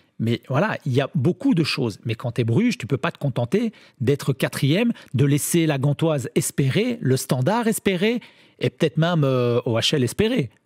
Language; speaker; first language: French; native; French